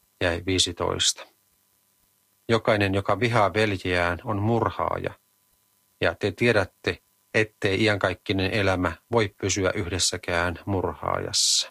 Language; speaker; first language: Finnish; native; Finnish